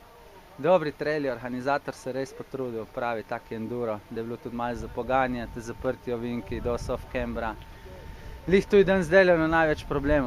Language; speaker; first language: Slovenian; native; Slovenian